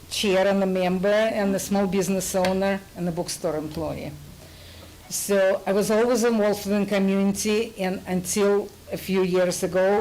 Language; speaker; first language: English; non-native, fluent; Russian